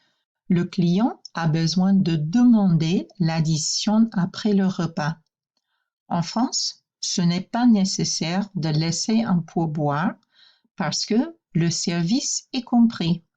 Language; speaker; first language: French; non-native, fluent; English